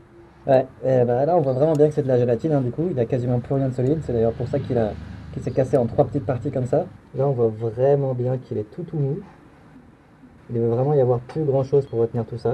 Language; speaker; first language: French; native; French